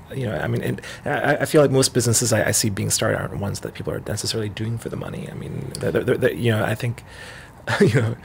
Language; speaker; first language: English; native; English